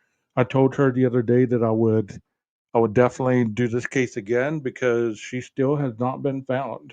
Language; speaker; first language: English; native; English